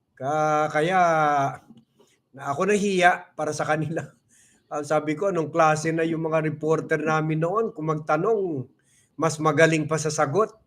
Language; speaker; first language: Filipino; non-native, local second language; Cebuano